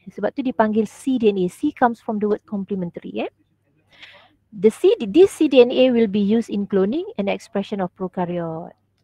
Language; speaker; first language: English; non-native, local second language; Malay